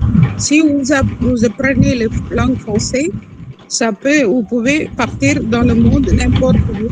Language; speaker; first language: French; non-native, local second language; Tamil